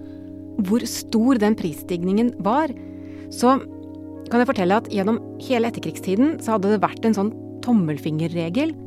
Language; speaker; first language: Norwegian; native; Norwegian